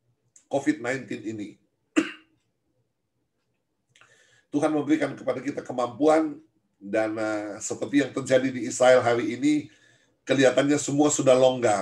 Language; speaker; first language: Indonesian; native; Indonesian